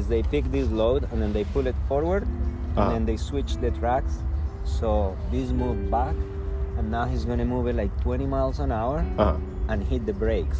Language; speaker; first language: English; non-native, fluent; Spanish